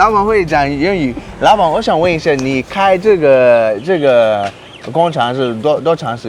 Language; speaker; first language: Chinese; non-native, learner; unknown